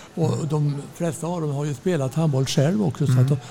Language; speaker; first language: Swedish; native; Swedish